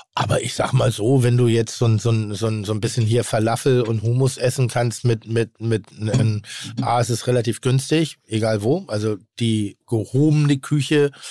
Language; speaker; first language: German; native; German